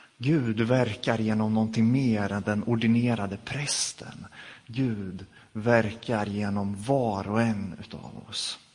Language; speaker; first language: Swedish; native; Swedish